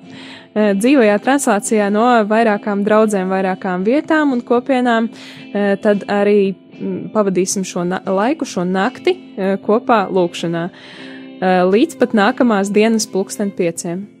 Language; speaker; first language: Latvian; native; Latvian